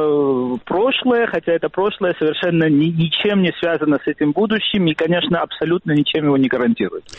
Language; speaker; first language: Russian; non-native, fluent; Georgian